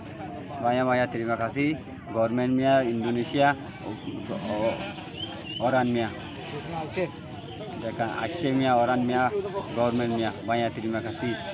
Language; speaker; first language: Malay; non-native, learner; Rohingya